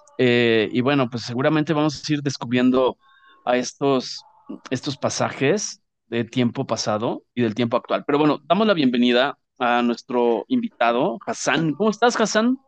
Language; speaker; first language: Spanish; native; Spanish